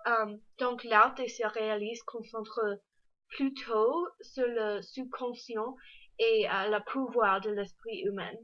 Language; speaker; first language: French; non-native, learner; English